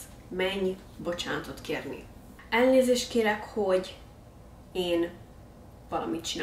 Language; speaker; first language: Hungarian; early bilingual, heritage; English